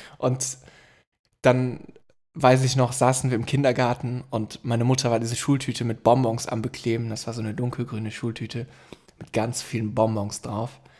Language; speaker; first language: German; native; German